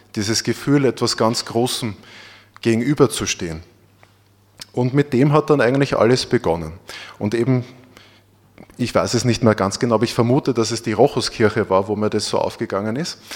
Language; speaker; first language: German; native; German